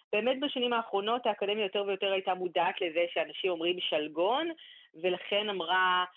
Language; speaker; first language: Hebrew; native; Hebrew